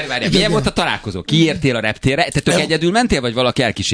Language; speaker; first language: Hungarian; native; Hungarian